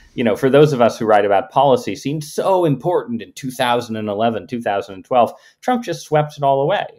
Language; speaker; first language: English; native; English